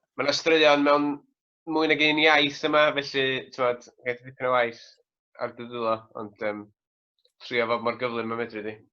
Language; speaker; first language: Welsh; native; Welsh